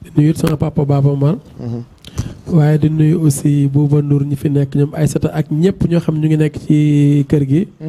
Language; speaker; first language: Wolof; non-native, local second language; Fula